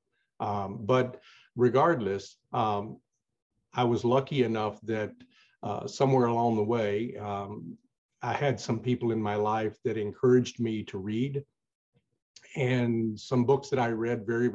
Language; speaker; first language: English; native; English